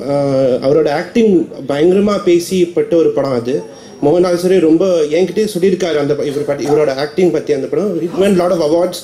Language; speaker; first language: Tamil; non-native, fluent; Malayalam